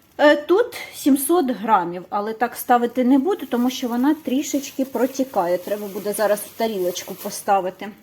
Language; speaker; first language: Ukrainian; native; Ukrainian